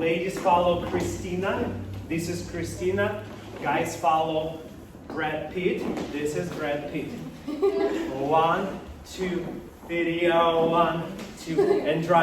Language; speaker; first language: English; non-native, fluent; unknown